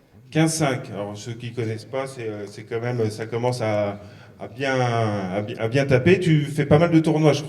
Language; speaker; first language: French; native; French